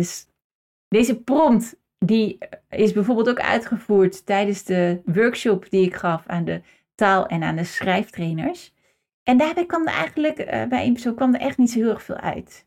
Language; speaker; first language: Dutch; native; Dutch